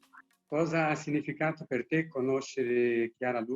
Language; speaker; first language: Italian; native; Italian